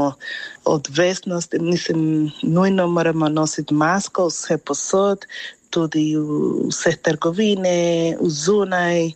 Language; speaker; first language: Slovenian; non-native, fluent; Spanish